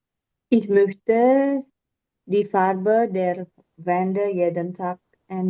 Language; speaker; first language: German; non-native, learner; Indonesian